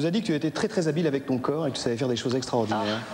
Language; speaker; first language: French; native; French